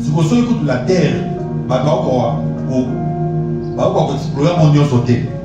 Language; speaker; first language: French; non-native, local second language; Lingala